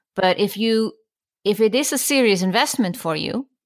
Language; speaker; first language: English; non-native, fluent; Icelandic